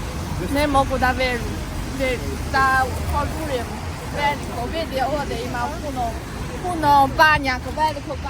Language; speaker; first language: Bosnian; non-native, learner; Chinese